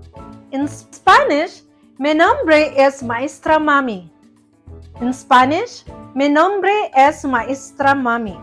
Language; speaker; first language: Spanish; non-native, learner; Cebuano